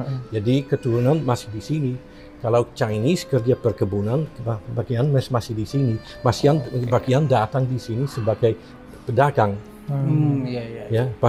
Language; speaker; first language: Indonesian; non-native, fluent; Dutch